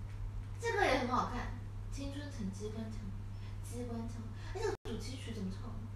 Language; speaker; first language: Chinese; native; Chinese